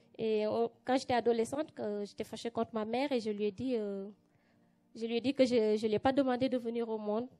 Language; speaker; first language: French; non-native, local second language; Wolof